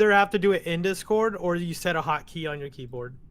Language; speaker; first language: English; native; English